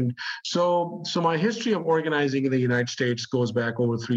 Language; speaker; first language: English; non-native, local second language; Urdu